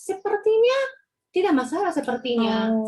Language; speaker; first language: Indonesian; non-native, fluent; Japanese